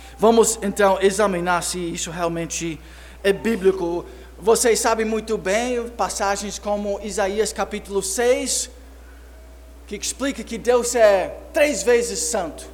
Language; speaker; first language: Portuguese; non-native, fluent; English